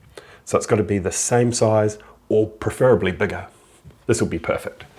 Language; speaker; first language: English; native; English